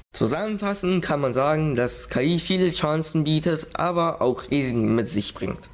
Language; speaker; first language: German; early bilingual, other home language; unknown